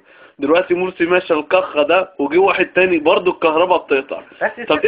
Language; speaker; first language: Arabic; native; Arabic